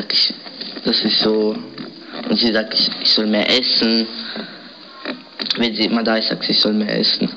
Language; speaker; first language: German; early bilingual, other home language; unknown